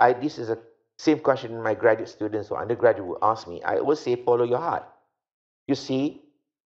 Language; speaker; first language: English; non-native, local second language; Malay